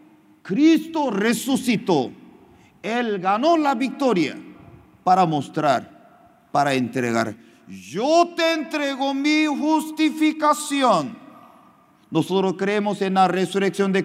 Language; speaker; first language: Spanish; non-native, fluent; Korean